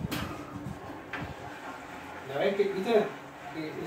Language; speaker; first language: Spanish; native; Spanish